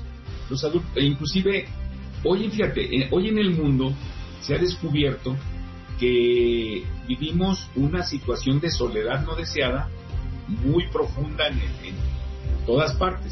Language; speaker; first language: Spanish; native; Spanish